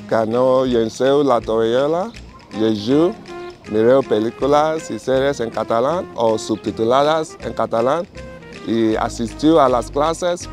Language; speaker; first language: Catalan; non-native, learner; Yoruba